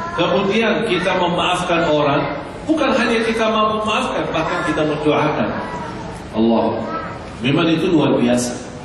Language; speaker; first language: Malay; non-native, fluent; Arabic